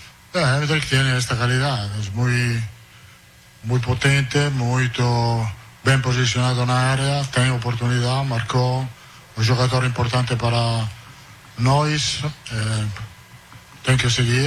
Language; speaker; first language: Portuguese; non-native, fluent; Italian